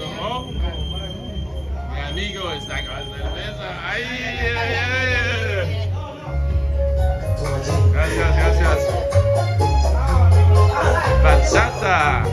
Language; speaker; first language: Spanish; non-native, learner; French